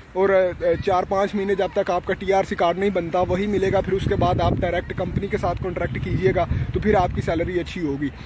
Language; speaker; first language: Urdu; non-native, local second language; Punjabi